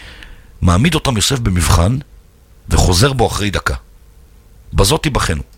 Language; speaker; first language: Hebrew; native; Hebrew